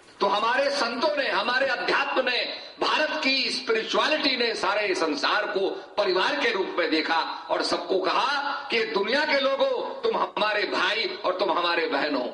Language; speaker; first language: Hindi; native; Hindi